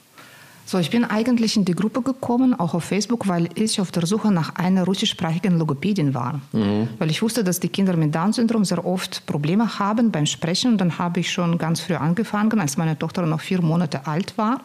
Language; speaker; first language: German; non-native, fluent; Russian